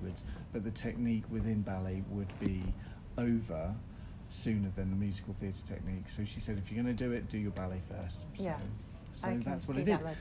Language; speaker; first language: English; native; English